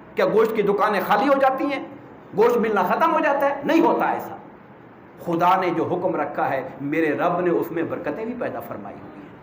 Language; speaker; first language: Urdu; native; Urdu